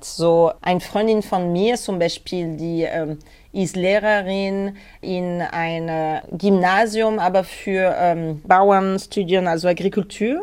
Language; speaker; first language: German; non-native, learner; French